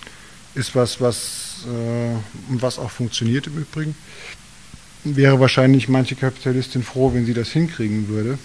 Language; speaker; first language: German; native; German